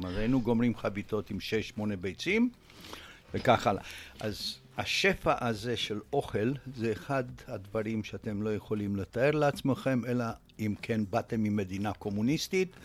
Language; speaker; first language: Hebrew; non-native, fluent; Romanian